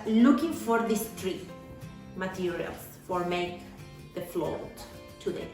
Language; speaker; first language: English; non-native, learner; Spanish